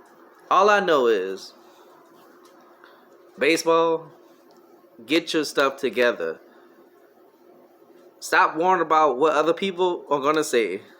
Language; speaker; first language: English; native; English